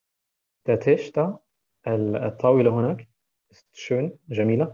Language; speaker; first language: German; non-native, fluent; Arabic